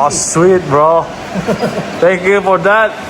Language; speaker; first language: English; non-native, local second language; Filipino